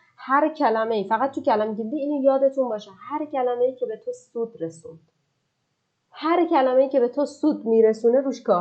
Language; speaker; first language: Persian; native; Persian